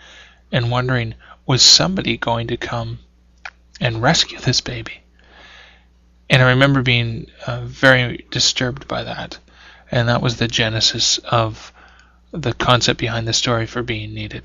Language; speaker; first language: English; native; English